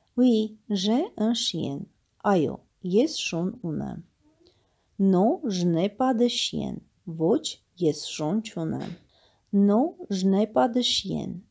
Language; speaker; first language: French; non-native, fluent; Armenian